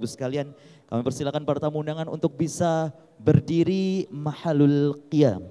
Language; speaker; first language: Indonesian; native; Indonesian